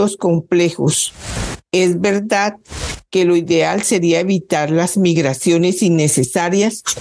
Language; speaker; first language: Spanish; native; Spanish